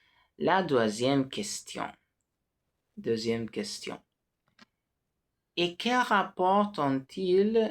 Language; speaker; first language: French; non-native, learner; Spanish